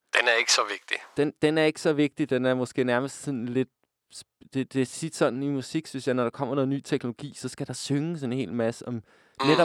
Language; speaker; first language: Danish; native; Danish